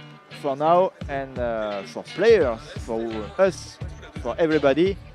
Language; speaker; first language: English; non-native, learner; French